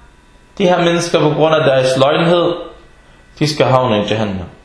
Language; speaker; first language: Danish; early bilingual, other home language; Arabic